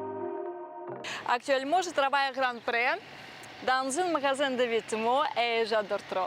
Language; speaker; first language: French; non-native, learner; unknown